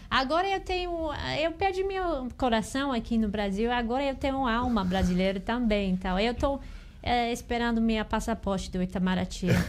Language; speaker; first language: Portuguese; non-native, learner; English